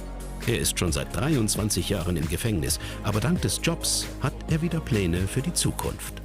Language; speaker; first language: German; native; German